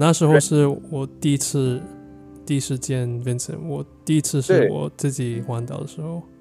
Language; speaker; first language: Chinese; non-native, learner; English